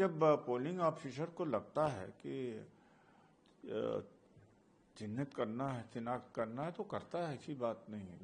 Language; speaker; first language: Hindi; native; Hindi